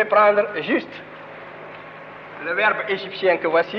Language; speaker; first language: French; non-native, local second language; Wolof